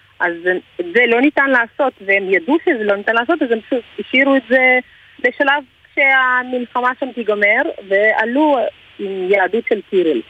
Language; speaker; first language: Hebrew; non-native, fluent; Russian